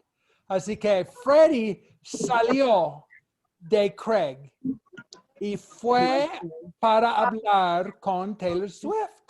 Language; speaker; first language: Spanish; non-native, fluent; English